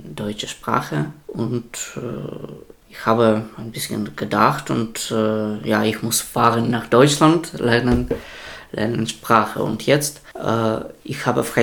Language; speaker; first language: German; non-native, learner; Russian